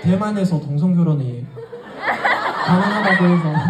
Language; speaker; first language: Korean; non-native, fluent; Chinese